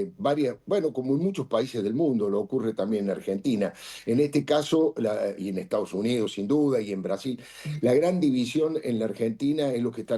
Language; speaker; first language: Spanish; native; Spanish